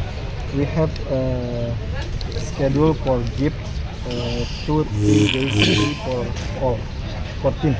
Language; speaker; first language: English; non-native, learner; Indonesian